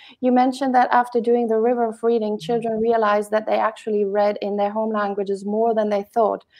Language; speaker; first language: English; non-native, fluent; German